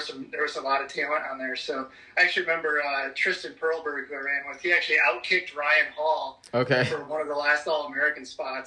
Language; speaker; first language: English; native; English